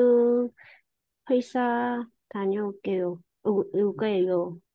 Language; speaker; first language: Korean; non-native, learner; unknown